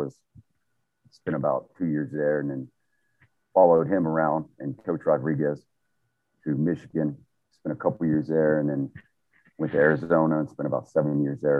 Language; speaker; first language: English; native; English